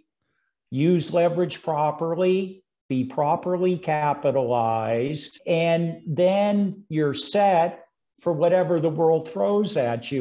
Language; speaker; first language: English; native; English